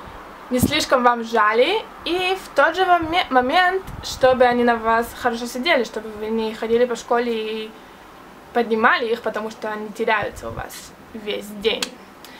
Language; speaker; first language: Russian; early bilingual, heritage; Russian